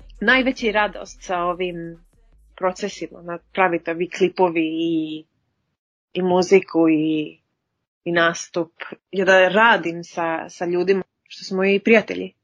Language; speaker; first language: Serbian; early bilingual, heritage; Serbian